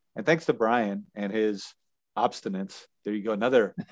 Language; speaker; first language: English; native; English